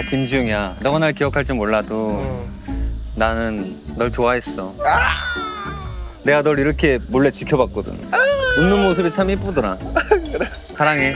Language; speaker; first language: Korean; native; Korean